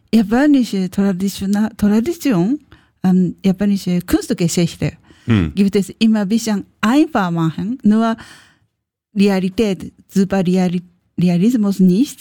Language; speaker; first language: German; non-native, learner; Japanese